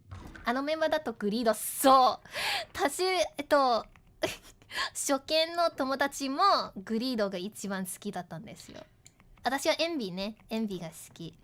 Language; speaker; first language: Japanese; non-native, learner; English